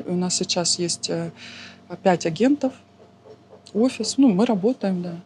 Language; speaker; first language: Russian; native; Russian